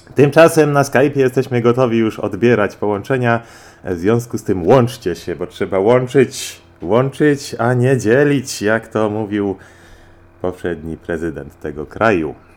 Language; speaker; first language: Polish; native; Polish